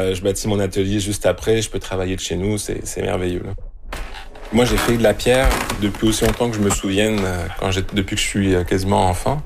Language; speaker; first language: French; native; French